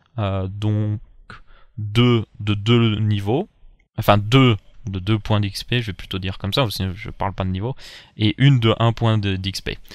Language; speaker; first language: French; native; French